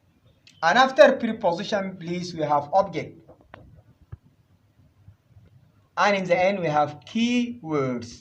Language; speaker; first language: English; non-native, fluent; Arabic